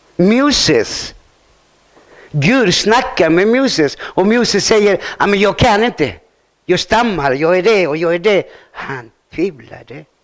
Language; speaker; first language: Swedish; early bilingual, other home language; Spanish